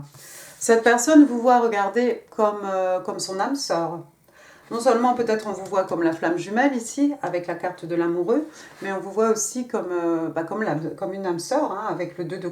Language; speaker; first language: French; native; French